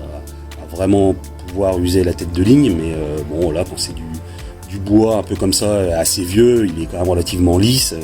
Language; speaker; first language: French; native; French